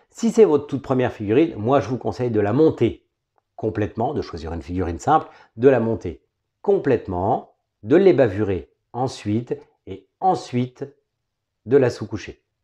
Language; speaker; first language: French; native; French